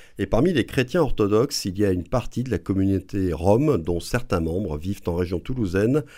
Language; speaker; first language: French; native; French